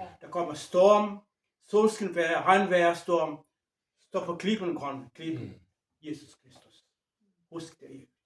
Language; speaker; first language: Danish; non-native, fluent; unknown